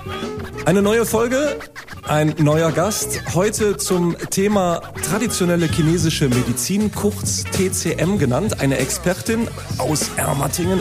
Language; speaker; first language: German; native; German